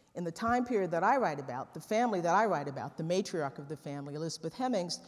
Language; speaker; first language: English; native; English